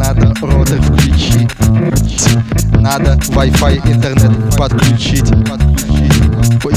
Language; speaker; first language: Russian; non-native, learner; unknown